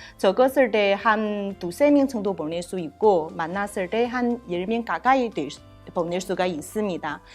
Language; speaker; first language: Korean; non-native, learner; Chinese